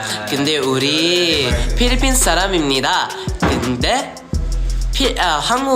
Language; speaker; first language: Korean; non-native, learner; Filipino